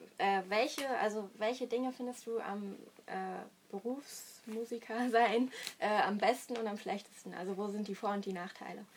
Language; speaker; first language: German; native; German